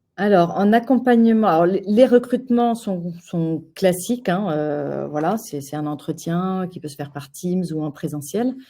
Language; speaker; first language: French; native; French